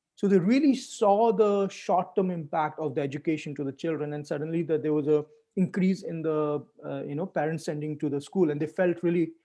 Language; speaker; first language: English; non-native, local second language; Hindi